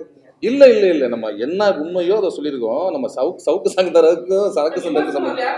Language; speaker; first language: Tamil; native; Tamil